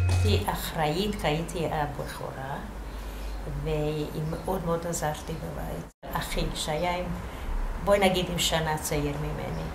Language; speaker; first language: Hebrew; non-native, fluent; Yiddish